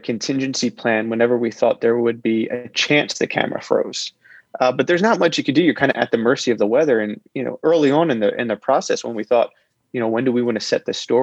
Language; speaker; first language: English; native; English